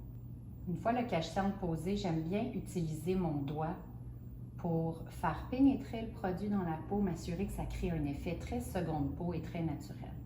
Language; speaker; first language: French; native; French